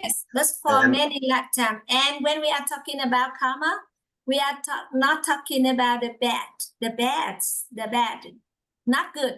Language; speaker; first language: English; non-native, fluent; Vietnamese